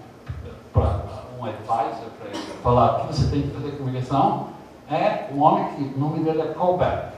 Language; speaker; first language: Portuguese; early bilingual, heritage; Portuguese